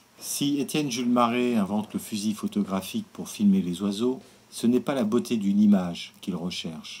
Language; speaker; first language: French; native; French